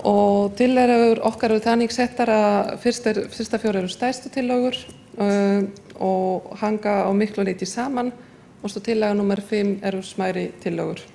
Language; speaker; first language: Icelandic; non-native, fluent; Polish